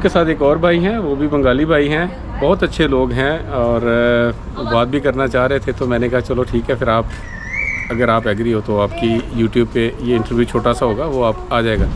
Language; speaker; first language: Hindi; native; Hindi